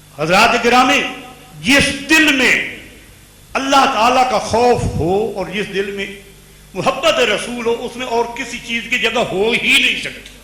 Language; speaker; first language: Urdu; non-native, local second language; Punjabi